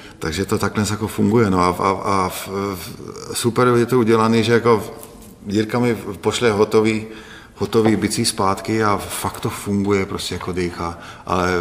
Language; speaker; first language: Czech; non-native, fluent; Hungarian